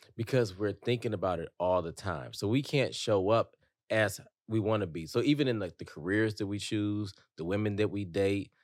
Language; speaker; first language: English; native; English